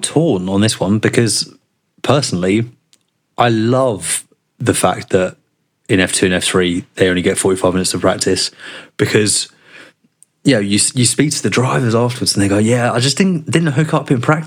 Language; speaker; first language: English; native; English